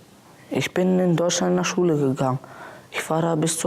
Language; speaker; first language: German; early bilingual, other home language; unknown